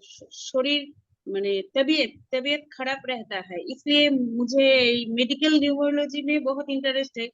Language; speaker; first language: Hindi; non-native, local second language; Bangla